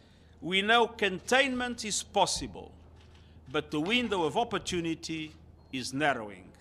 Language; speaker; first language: English; non-native, fluent; Portuguese